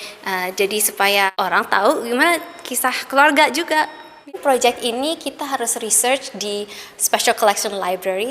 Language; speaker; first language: Indonesian; early bilingual, heritage; Indonesian